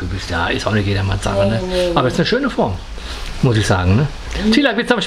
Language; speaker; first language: German; native; German